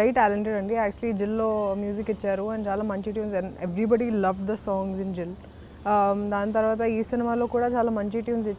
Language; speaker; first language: Telugu; non-native, learner; Hindi